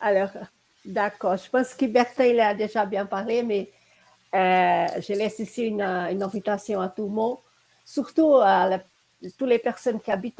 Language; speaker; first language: French; non-native, fluent; Portuguese